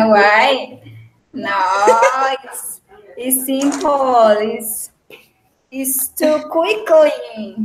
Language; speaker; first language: English; non-native, learner; Spanish